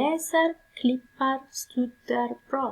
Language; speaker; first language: Swedish; non-native, fluent; Persian